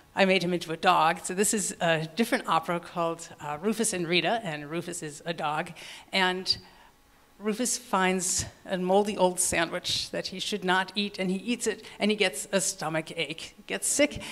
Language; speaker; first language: English; native; English